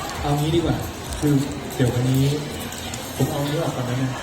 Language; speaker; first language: Thai; native; Thai